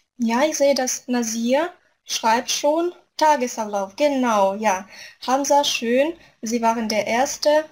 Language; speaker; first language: German; non-native, fluent; Russian